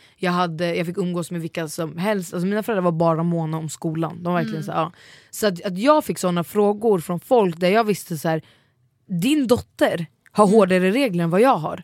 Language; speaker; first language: Swedish; early bilingual, other home language; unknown